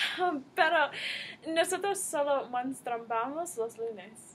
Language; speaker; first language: Spanish; non-native, learner; English